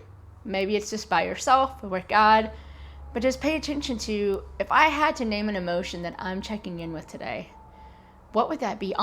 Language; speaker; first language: English; native; English